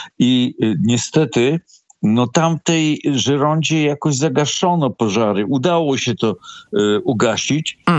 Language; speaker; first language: Polish; native; Polish